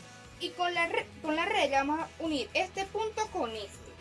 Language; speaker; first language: Spanish; native; Spanish